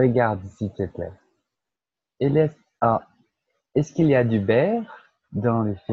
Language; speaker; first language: French; non-native, fluent; Portuguese